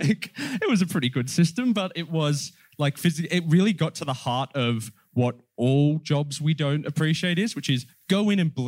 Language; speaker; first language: English; native; English